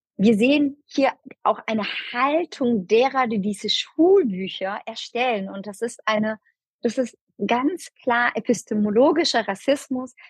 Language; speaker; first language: German; early bilingual, other home language; Turkish